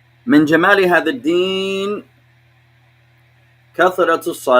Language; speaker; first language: Arabic; non-native, fluent; English